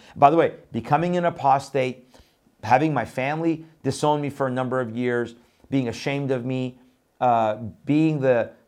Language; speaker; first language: English; non-native, fluent; Persian